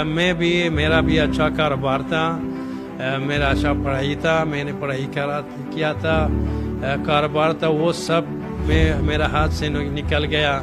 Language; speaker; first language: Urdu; non-native, learner; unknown